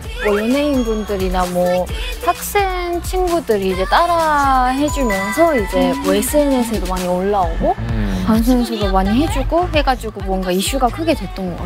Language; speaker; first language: Korean; non-native, fluent; Japanese